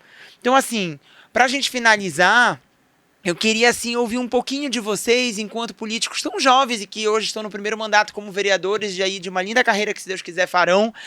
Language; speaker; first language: Portuguese; native; Portuguese